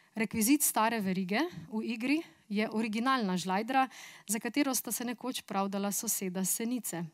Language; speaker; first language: Slovenian; native; Slovenian